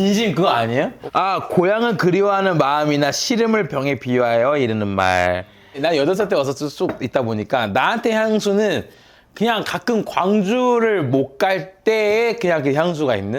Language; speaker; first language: Korean; early bilingual, other home language; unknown